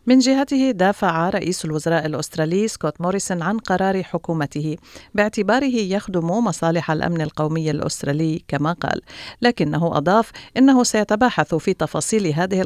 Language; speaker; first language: Arabic; native; Arabic